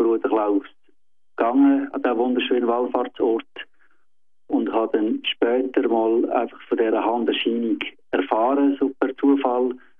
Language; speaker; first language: German; native; German